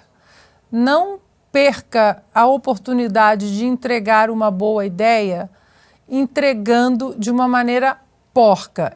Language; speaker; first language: Portuguese; native; Portuguese